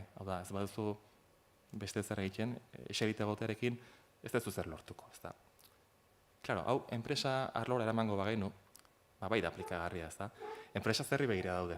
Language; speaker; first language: Basque; native; Basque